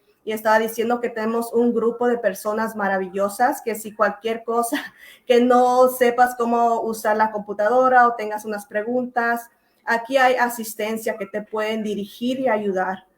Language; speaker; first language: Spanish; early bilingual, heritage; Spanish